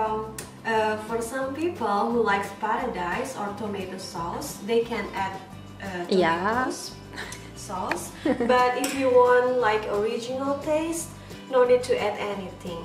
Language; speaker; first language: English; non-native, learner; Indonesian